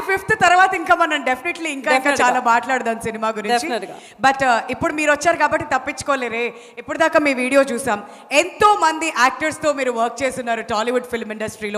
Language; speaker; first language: Telugu; native; Telugu